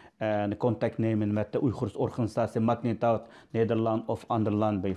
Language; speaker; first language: Dutch; non-native, learner; Uyghur